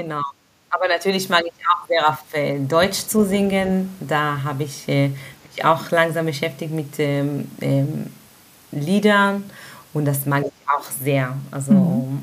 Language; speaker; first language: German; non-native, fluent; Hebrew